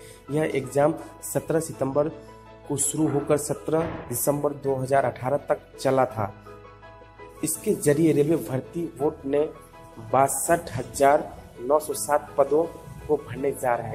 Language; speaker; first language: Hindi; native; Hindi